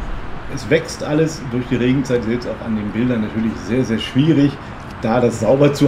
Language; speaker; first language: German; native; German